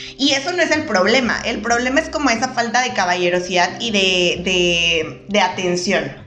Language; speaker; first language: Spanish; native; Spanish